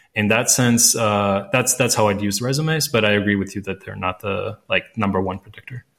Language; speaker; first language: English; non-native, fluent; Latvian